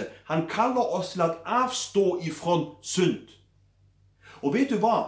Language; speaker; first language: Swedish; non-native, fluent; German